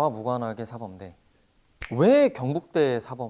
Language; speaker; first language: Korean; native; Korean